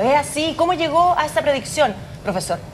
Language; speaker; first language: Spanish; native; Spanish